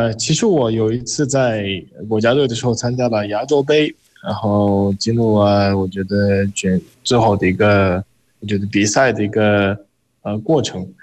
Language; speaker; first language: Chinese; non-native, fluent; Uzbek